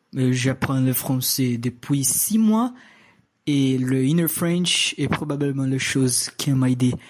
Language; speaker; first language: French; non-native, learner; Portuguese